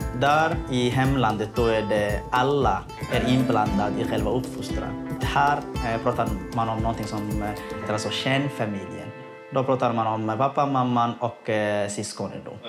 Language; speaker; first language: Swedish; non-native, fluent; Somali